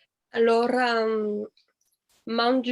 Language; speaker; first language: Italian; non-native, fluent; French